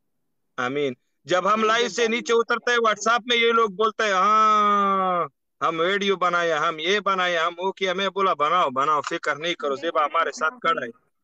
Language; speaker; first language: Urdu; non-native, local second language; Pashto